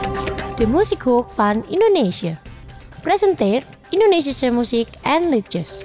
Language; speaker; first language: Dutch; non-native, fluent; Indonesian